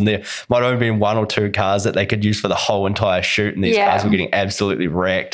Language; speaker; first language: English; native; English